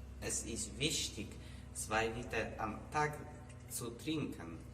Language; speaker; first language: German; non-native, learner; Polish